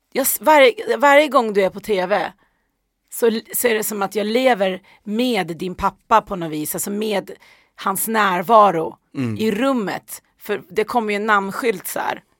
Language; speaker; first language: Swedish; early bilingual, other home language; Persian